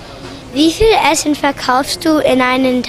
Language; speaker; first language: German; non-native, learner; English